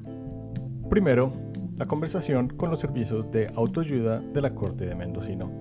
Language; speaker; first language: Spanish; native; Spanish